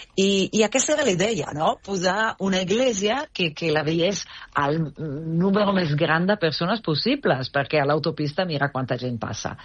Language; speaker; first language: Catalan; non-native, fluent; Italian